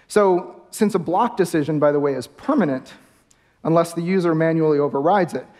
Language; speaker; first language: English; native; English